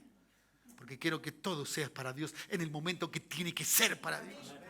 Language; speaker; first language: Spanish; native; Spanish